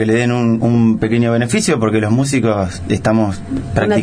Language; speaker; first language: Spanish; native; Spanish